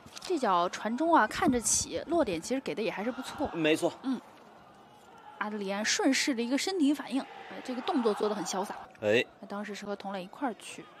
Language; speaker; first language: Chinese; native; Chinese